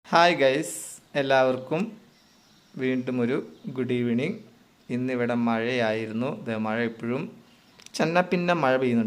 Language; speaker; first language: Malayalam; native; Malayalam